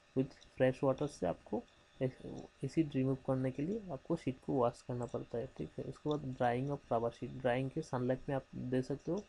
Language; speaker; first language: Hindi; non-native, local second language; Bangla